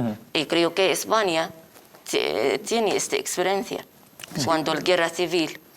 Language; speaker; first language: Spanish; non-native, learner; Arabic